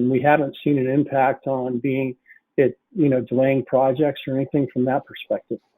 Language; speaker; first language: English; native; English